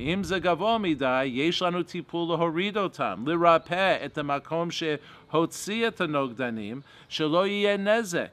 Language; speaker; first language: Hebrew; non-native, fluent; English